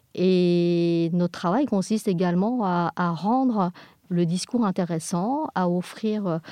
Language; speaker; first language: French; non-native, fluent; English